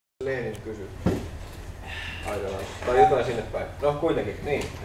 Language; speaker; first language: Finnish; native; Finnish